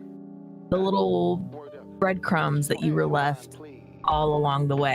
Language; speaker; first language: English; native; English